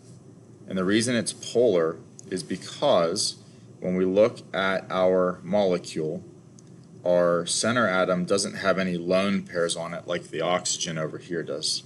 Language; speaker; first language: English; native; English